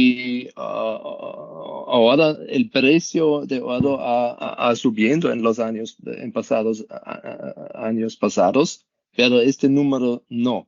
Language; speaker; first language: Spanish; non-native, learner; German